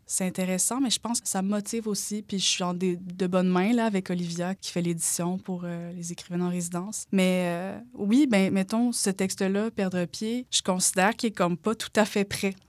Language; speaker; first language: French; native; French